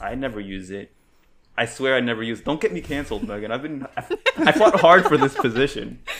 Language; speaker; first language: English; native; English